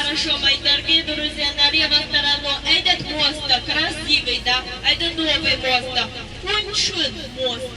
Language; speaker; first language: Russian; non-native, learner; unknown